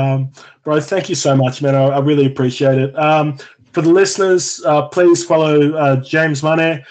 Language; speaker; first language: English; native; English